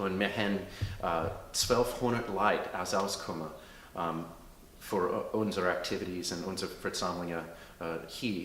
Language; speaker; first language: German; early bilingual, heritage; English